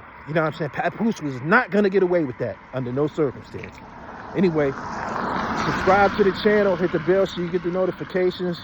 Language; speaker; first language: English; native; English